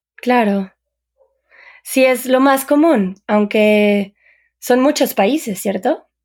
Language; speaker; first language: Spanish; native; Spanish